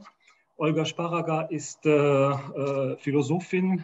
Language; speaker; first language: German; native; German